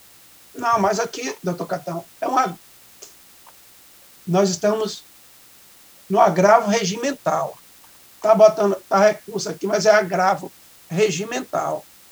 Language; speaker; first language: Portuguese; native; Portuguese